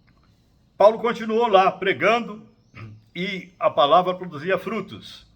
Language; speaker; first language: Portuguese; native; Portuguese